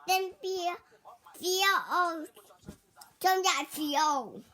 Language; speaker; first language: Danish; early bilingual, other home language; Vietnamese